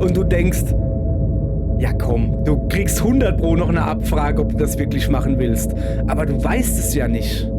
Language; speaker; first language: German; native; German